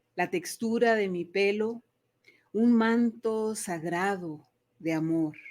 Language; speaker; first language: Spanish; early bilingual, other home language; English